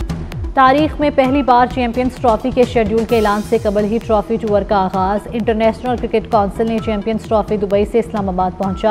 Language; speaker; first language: Urdu; native; Urdu